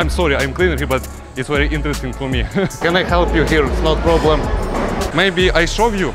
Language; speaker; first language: English; non-native, learner; Russian